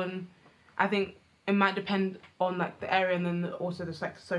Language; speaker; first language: English; native; English